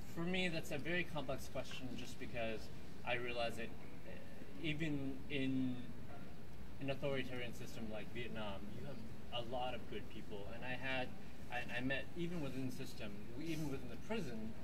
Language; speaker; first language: English; early bilingual, other home language; Vietnamese